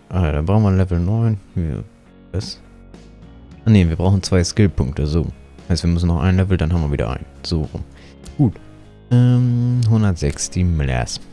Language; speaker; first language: German; native; German